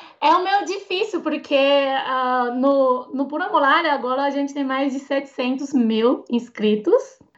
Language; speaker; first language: Portuguese; non-native, fluent; Chinese